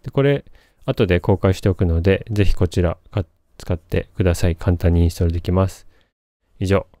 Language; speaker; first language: Japanese; native; Japanese